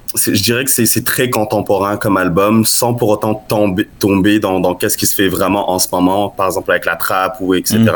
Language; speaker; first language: French; non-native, local second language; Lingala